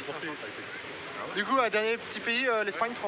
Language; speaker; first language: French; native; French